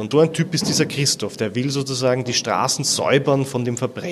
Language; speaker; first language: German; native; German